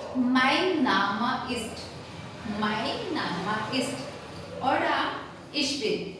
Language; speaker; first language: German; non-native, learner; Hindi